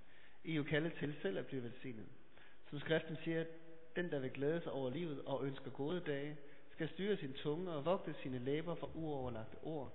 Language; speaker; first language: Danish; native; Danish